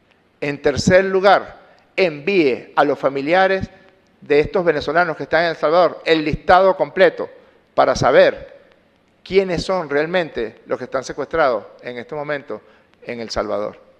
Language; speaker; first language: Spanish; native; Spanish